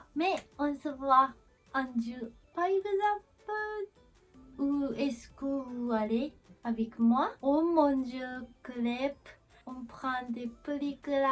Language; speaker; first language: French; non-native, learner; Japanese